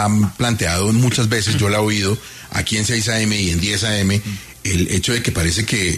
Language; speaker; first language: Spanish; native; Spanish